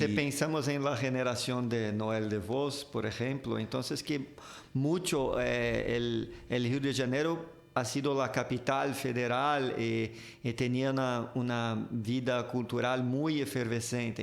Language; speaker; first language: Spanish; non-native, fluent; Portuguese